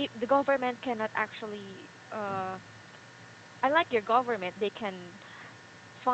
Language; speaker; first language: English; non-native, fluent; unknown